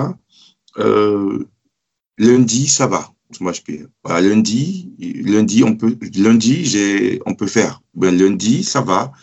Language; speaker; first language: French; non-native, learner; German